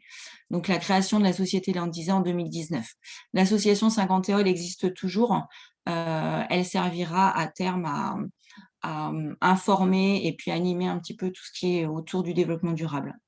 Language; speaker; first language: French; native; French